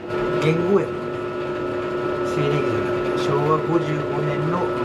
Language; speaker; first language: Japanese; native; Japanese